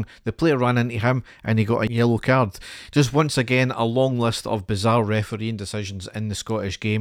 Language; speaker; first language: English; native; English